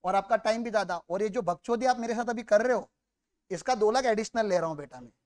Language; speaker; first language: Hindi; non-native, local second language; Marathi